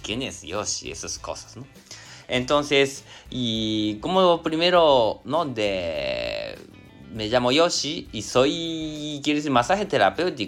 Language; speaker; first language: Spanish; non-native, learner; Japanese